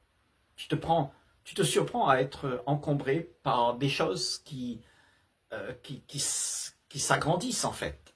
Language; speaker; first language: French; native; French